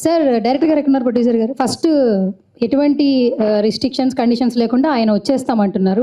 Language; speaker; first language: Telugu; native; Telugu